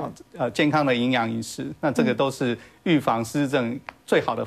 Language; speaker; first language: Chinese; native; Chinese